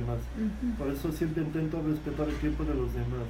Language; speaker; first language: Spanish; non-native, fluent; Arabic